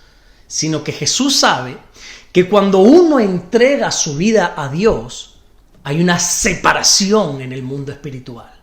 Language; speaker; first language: Spanish; native; Spanish